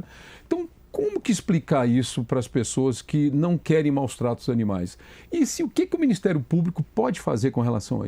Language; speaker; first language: Portuguese; native; Portuguese